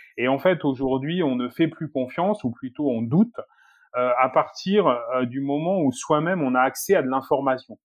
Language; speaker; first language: French; native; French